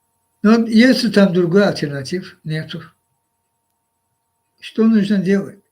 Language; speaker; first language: Russian; non-native, local second language; Azerbaijani